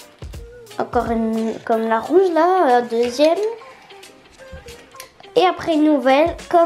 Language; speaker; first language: French; native; French